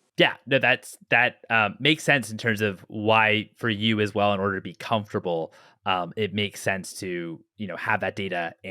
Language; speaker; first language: English; native; English